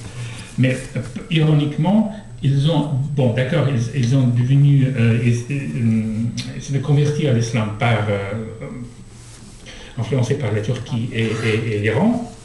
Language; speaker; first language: French; non-native, fluent; Russian